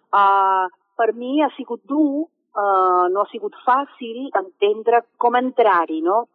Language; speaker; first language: Catalan; non-native, fluent; Spanish